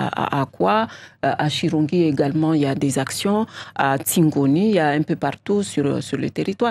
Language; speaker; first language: French; non-native, local second language; Comorian